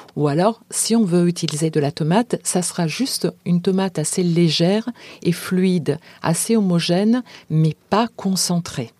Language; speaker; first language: French; non-native, fluent; Italian